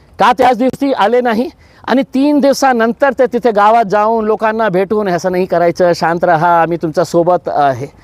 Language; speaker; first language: Marathi; non-native, local second language; Urdu